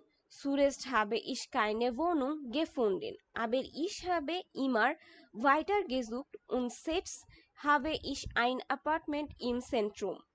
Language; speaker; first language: German; non-native, learner; Bangla